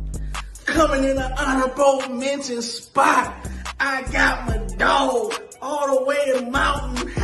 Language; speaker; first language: English; native; English